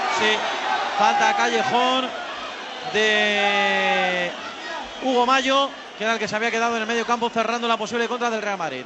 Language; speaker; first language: Spanish; native; Spanish